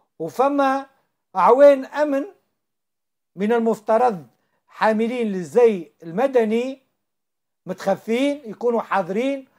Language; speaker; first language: Arabic; native; Arabic